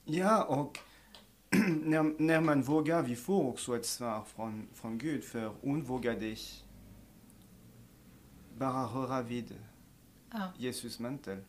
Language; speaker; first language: Swedish; non-native, fluent; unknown